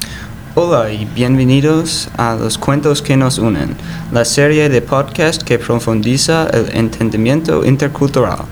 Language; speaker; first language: Spanish; non-native, fluent; English